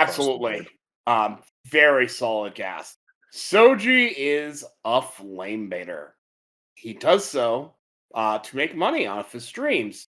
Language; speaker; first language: English; native; English